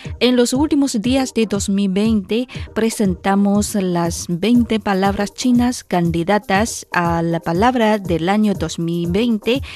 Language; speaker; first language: Spanish; non-native, fluent; Chinese